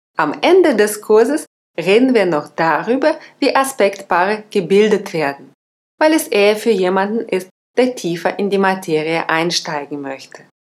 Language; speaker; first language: German; non-native, fluent; Russian